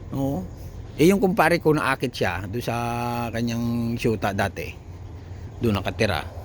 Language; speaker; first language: Filipino; native; Filipino